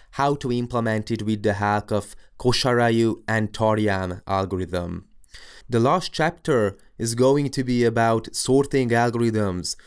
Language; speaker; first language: English; non-native, fluent; Hungarian